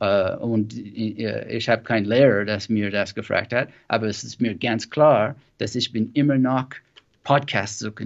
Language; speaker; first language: German; non-native, learner; English